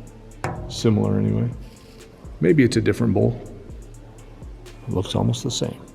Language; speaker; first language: English; native; English